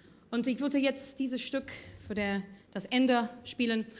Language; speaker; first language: German; non-native, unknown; English